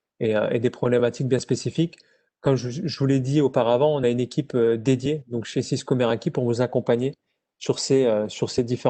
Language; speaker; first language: French; native; French